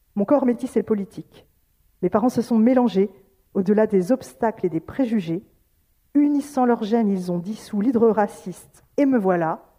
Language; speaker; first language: French; native; French